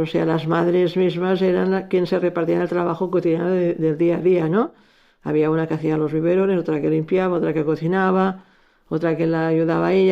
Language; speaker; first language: Spanish; native; Spanish